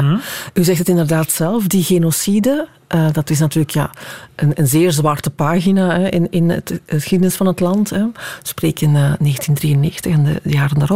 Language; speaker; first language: Dutch; native; Dutch